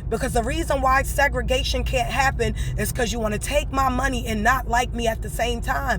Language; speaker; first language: English; native; English